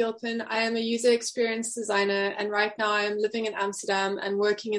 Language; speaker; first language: English; native; English